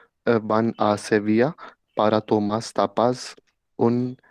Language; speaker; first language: Spanish; non-native, learner; Hindi